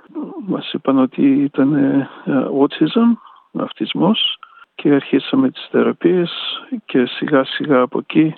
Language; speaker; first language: Greek; early bilingual, heritage; Greek